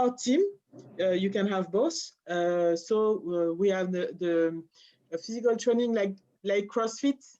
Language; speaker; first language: English; non-native, learner; French